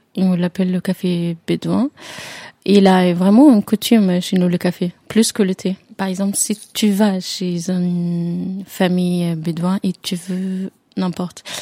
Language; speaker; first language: French; non-native, fluent; Arabic